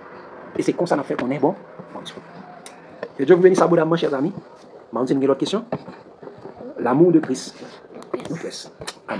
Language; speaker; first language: French; non-native, local second language; Haitian Creole